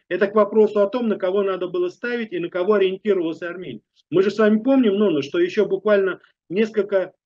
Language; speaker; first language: Russian; native; Russian